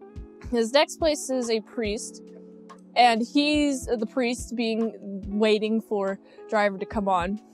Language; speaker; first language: English; native; English